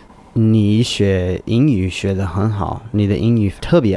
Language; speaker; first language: Chinese; non-native, learner; English